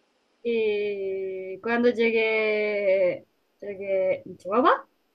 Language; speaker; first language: Spanish; non-native, learner; Japanese